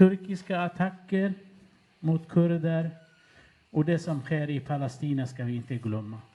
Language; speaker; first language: Swedish; non-native, fluent; Kurdish